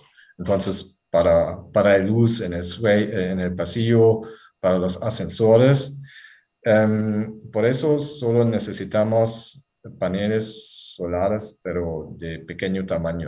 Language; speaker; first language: Spanish; non-native, fluent; German